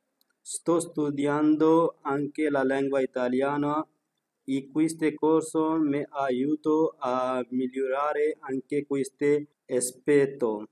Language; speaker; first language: Italian; non-native, learner; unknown